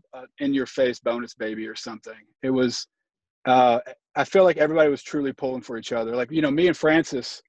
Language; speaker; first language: English; native; English